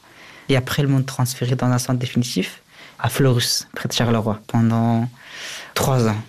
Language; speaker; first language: French; early bilingual, other home language; Persian